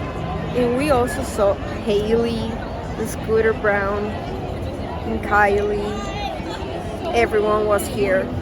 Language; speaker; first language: English; non-native, fluent; Spanish